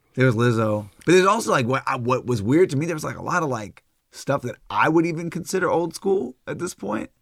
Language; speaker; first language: English; native; English